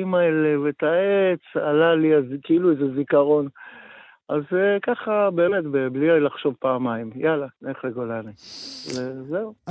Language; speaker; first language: Hebrew; native; Hebrew